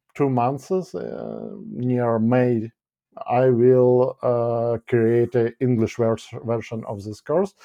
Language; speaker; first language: English; non-native, fluent; Ukrainian